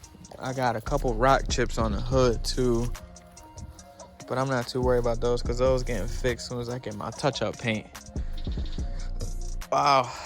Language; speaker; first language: English; native; English